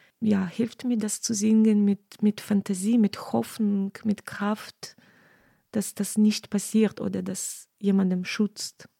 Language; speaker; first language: German; non-native, fluent; Ukrainian